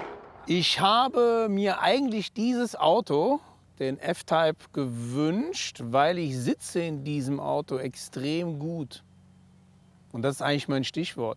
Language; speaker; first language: German; native; German